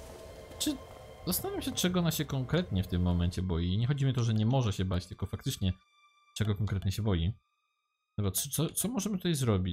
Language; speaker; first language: Polish; native; Polish